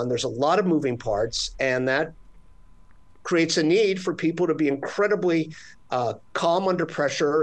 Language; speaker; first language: English; native; English